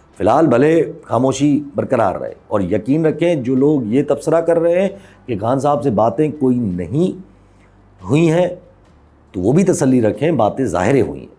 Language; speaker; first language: Urdu; non-native, local second language; Sindhi